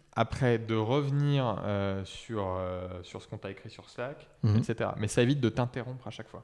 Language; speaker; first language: French; native; French